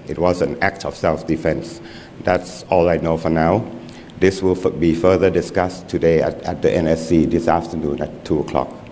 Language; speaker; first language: English; non-native, fluent; Thai